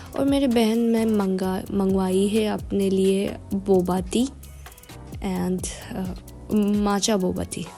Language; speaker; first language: Hindi; non-native, local second language; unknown